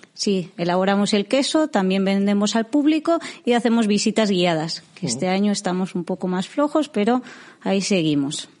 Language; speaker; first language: Spanish; native; Spanish